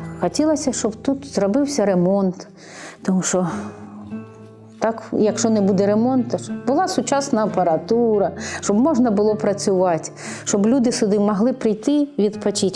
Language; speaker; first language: Ukrainian; native; Ukrainian